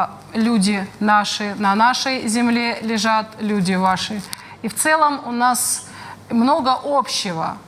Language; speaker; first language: Russian; native; Russian